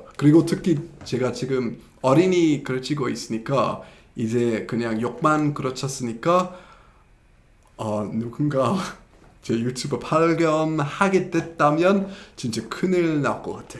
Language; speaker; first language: Korean; non-native, fluent; English